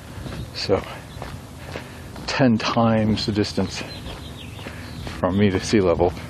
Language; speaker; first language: English; native; English